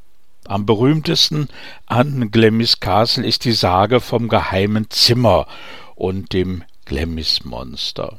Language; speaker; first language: German; native; German